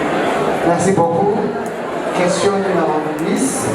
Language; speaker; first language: French; non-native, local second language; Rundi